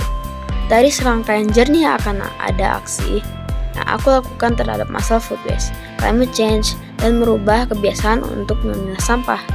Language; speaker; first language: Indonesian; native; Indonesian